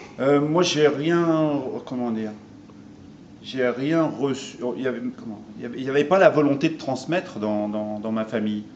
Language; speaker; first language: French; early bilingual, other home language; Armenian